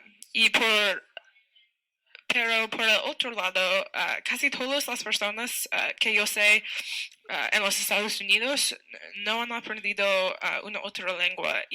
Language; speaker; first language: Spanish; non-native, learner; English